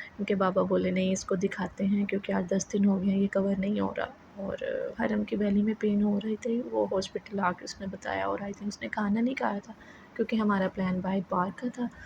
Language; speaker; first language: Urdu; native; Urdu